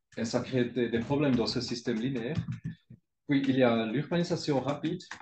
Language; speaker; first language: French; non-native, local second language; German